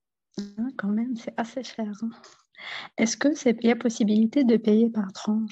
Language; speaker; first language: French; non-native, fluent; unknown